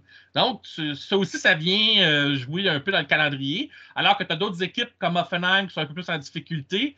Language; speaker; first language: French; native; French